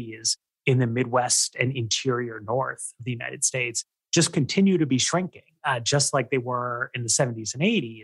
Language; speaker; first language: English; native; English